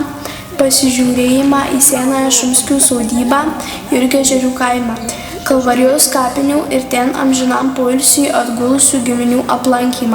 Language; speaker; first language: Lithuanian; native; Lithuanian